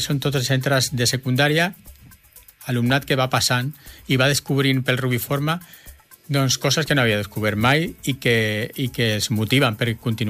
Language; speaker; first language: Catalan; native; Catalan